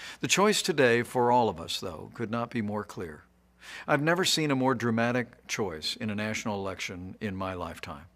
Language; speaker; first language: English; native; English